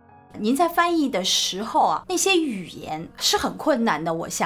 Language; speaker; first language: Chinese; native; Chinese